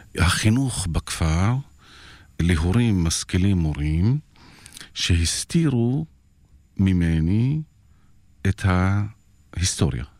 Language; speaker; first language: Hebrew; non-native, local second language; Arabic